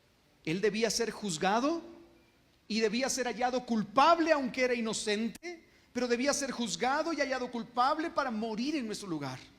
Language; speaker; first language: Spanish; native; Spanish